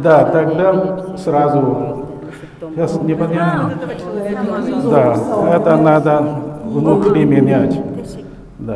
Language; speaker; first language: Russian; non-native, learner; Chinese